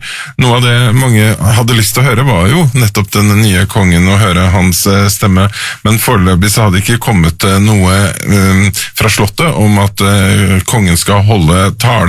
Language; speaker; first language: Norwegian; native; Norwegian